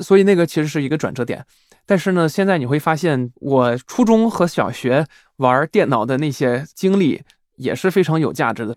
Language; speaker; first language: Chinese; non-native, fluent; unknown